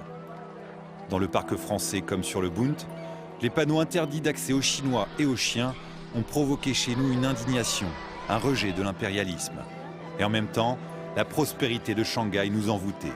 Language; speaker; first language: French; native; French